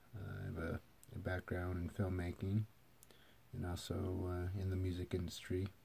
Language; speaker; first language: English; native; English